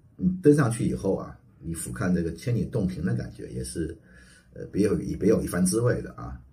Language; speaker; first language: Chinese; native; Chinese